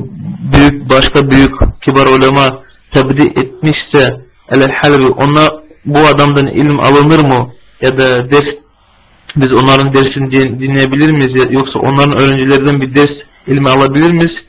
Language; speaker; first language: Turkish; non-native, fluent; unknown